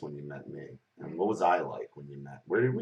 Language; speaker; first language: English; native; English